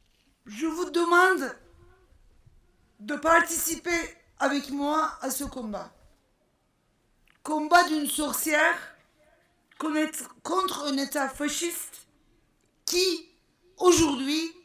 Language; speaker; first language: French; non-native, fluent; Turkish